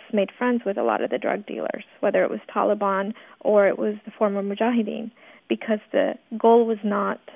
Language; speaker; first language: English; early bilingual, other home language; Persian